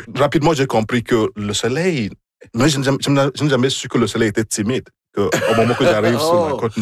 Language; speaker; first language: French; non-native, fluent; Igbo